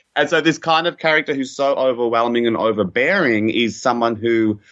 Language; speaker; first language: English; native; English